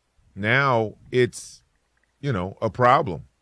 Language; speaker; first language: English; native; English